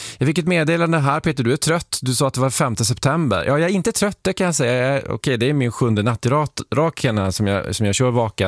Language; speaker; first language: Swedish; native; Swedish